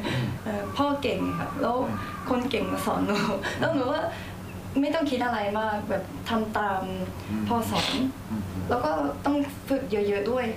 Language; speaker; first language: Thai; early bilingual, heritage; Thai